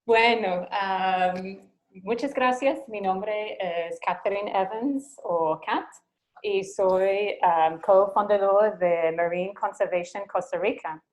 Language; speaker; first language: Spanish; non-native, fluent; English